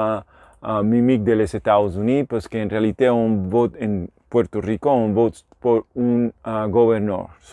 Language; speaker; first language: French; non-native, learner; Spanish